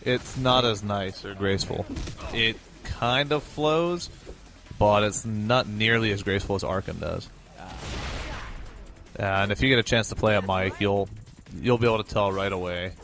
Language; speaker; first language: English; native; English